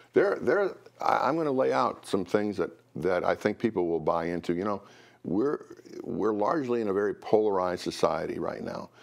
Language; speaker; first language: English; native; English